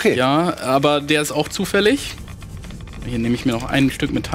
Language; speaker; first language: German; native; German